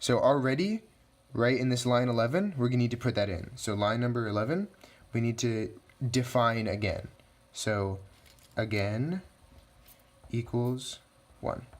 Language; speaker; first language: English; native; English